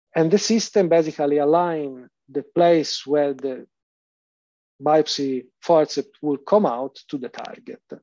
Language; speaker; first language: English; non-native, fluent; Italian